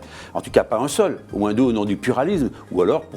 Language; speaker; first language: French; native; French